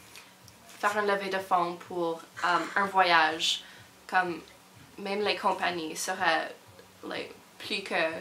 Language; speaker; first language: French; non-native, local second language; English